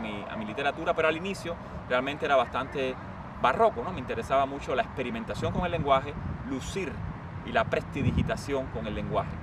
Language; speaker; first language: Spanish; native; Spanish